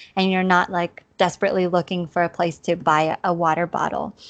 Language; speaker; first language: English; native; English